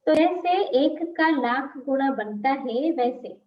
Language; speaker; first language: Hindi; non-native, local second language; Telugu